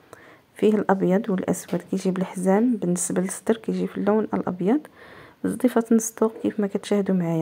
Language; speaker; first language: Arabic; native; Arabic